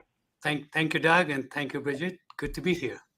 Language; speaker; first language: English; non-native, fluent; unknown